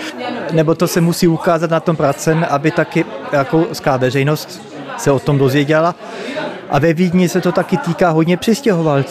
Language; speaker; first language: Czech; early bilingual, heritage; Czech